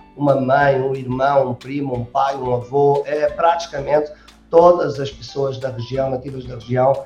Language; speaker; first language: Portuguese; native; Portuguese